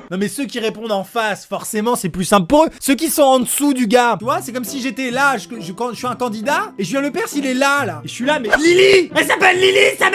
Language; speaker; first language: French; native; French